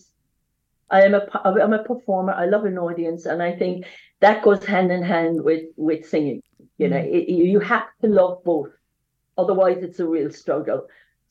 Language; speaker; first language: English; native; English